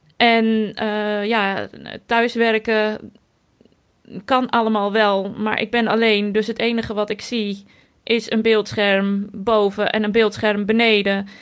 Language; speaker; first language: Dutch; native; Dutch